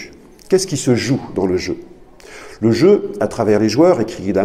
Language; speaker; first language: French; native; French